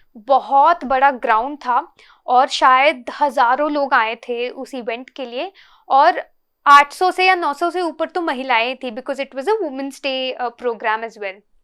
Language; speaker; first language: Hindi; non-native, local second language; Telugu